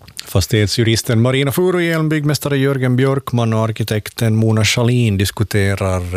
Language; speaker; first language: Swedish; native; Swedish